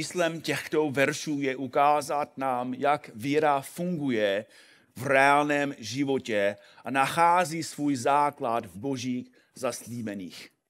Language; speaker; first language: Czech; non-native, fluent; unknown